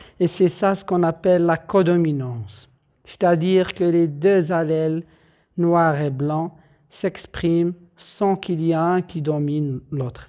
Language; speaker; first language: French; non-native, local second language; Arabic